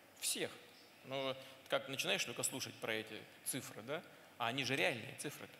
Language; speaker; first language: Russian; native; Russian